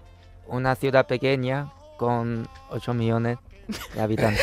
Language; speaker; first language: Spanish; non-native, fluent; Chinese